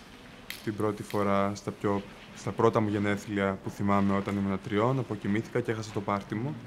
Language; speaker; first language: Greek; native; Greek